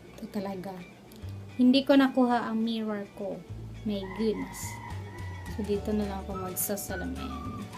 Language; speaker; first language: Filipino; non-native, local second language; Cebuano